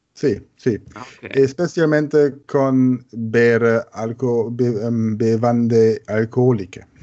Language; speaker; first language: Italian; non-native, learner; German